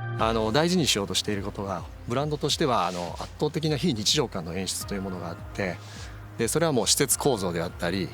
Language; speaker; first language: Japanese; native; Japanese